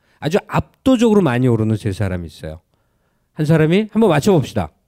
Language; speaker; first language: Korean; native; Korean